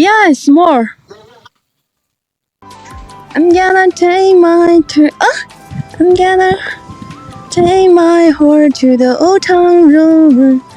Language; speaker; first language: English; non-native, learner; Chinese